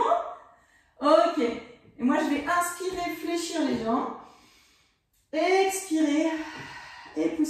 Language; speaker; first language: French; native; French